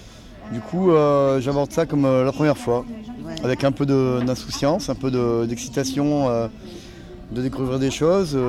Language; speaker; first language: French; native; French